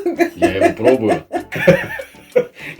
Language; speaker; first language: Russian; native; Russian